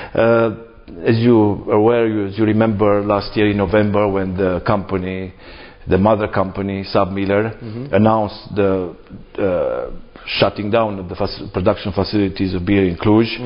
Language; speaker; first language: English; non-native, fluent; Romanian